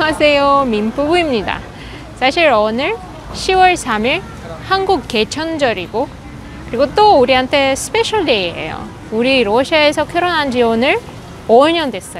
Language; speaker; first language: Korean; non-native, fluent; Russian